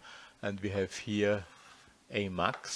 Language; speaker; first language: English; non-native, fluent; German